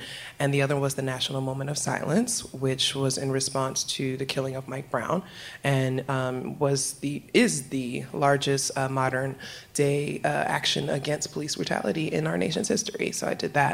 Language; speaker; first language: English; native; English